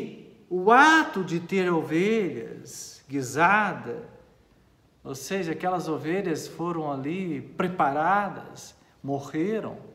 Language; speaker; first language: Portuguese; native; Portuguese